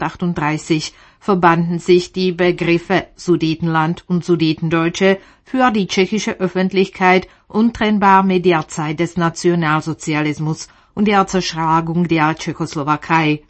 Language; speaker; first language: German; native; German